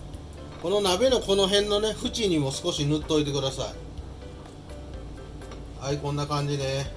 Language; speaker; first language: Japanese; native; Japanese